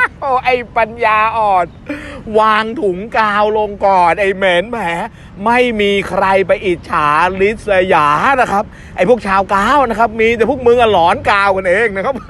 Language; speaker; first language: Thai; native; Thai